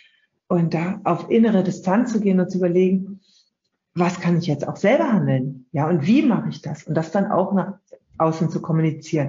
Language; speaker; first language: German; native; German